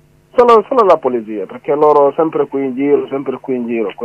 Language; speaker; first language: Italian; non-native, learner; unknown